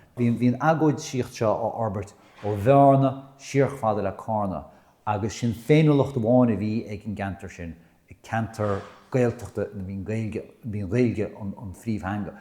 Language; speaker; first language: Irish; native; Irish